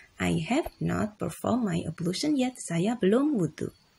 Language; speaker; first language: English; non-native, fluent; Indonesian